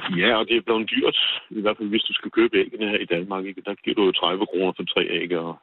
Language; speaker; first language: Danish; native; Danish